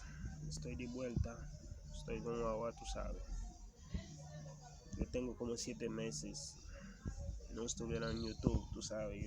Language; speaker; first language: Spanish; non-native, learner; Haitian Creole